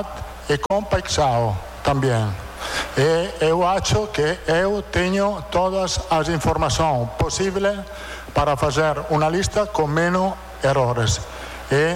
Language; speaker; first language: Portuguese; non-native, fluent; Italian